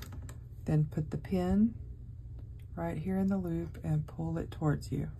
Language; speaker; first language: English; native; English